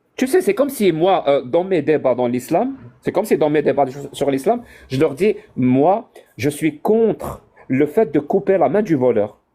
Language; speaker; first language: French; non-native, local second language; Arabic